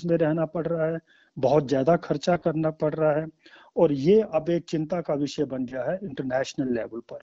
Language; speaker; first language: Hindi; native; Hindi